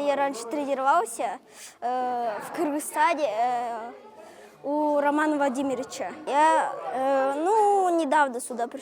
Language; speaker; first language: Russian; non-native, local second language; Kyrgyz